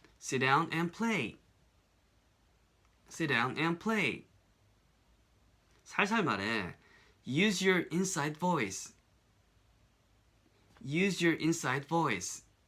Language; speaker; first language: English; non-native, fluent; Korean